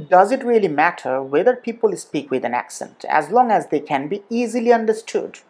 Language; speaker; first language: English; non-native, local second language; Bangla